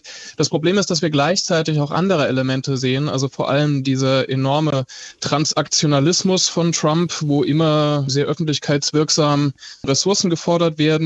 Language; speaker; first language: German; native; German